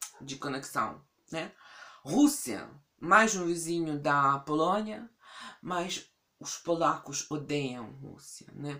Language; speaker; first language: Portuguese; non-native, fluent; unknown